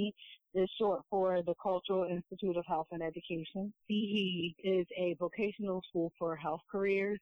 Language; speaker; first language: English; native; English